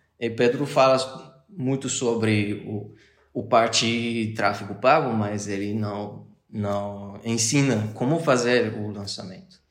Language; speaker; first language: Portuguese; non-native, learner; Bulgarian